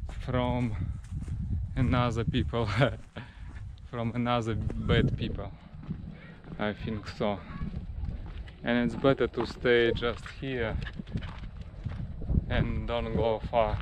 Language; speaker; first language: English; non-native, learner; Russian